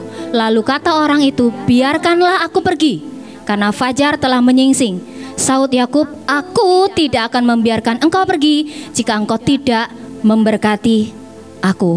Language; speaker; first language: Indonesian; native; Indonesian